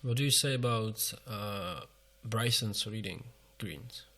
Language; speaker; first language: English; non-native, learner; Czech